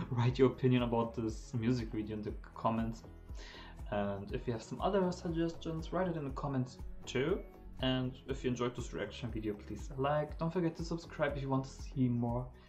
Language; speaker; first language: English; non-native, fluent; German